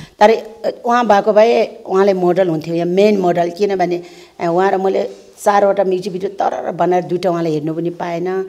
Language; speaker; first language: Nepali; non-native, local second language; Eastern Tamang